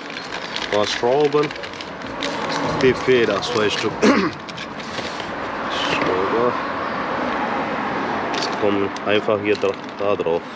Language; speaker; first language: German; non-native, learner; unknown